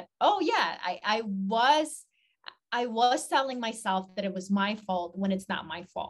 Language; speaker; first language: English; non-native, local second language; Filipino